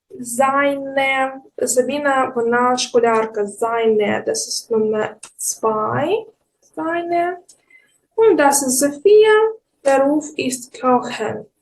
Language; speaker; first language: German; non-native, fluent; Ukrainian